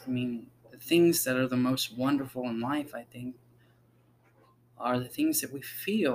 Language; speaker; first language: English; native; English